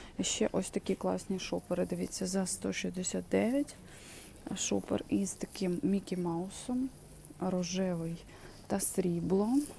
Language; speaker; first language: Ukrainian; non-native, local second language; Russian